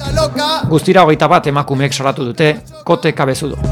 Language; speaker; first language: Basque; native; Basque